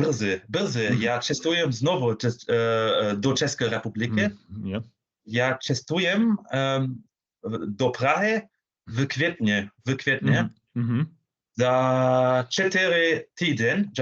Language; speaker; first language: Czech; non-native, learner; German